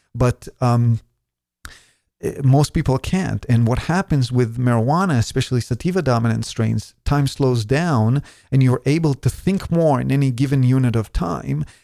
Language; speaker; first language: English; non-native, fluent; Hebrew